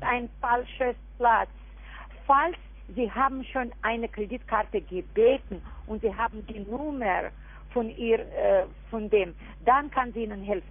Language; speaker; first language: German; non-native, fluent; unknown